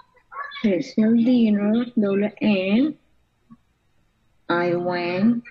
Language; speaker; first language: English; non-native, learner; Spanish